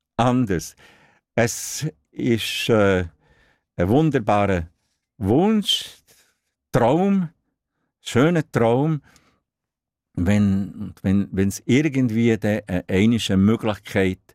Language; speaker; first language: German; non-native, local second language; Italian